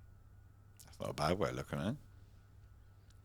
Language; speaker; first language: English; native; English